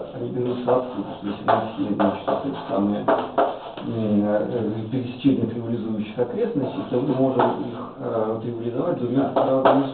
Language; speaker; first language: Russian; native; Russian